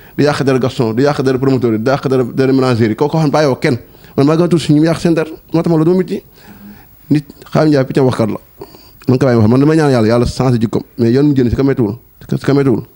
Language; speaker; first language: Wolof; native; Wolof